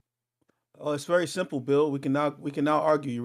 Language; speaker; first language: English; native; English